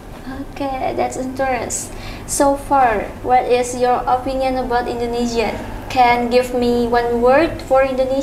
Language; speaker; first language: English; non-native, local second language; Indonesian